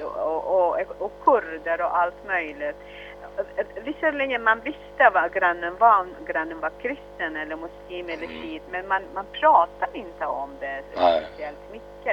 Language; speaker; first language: Swedish; early bilingual, other home language; Arabic